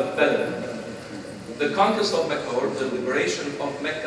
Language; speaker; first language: English; non-native, fluent; Albanian